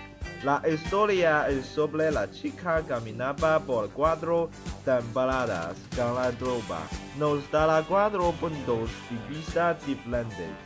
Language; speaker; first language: Spanish; non-native, learner; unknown